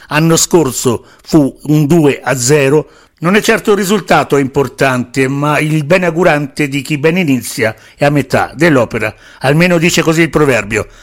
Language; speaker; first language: Italian; native; Italian